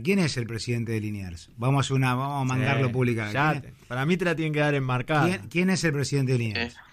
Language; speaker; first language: Spanish; native; Spanish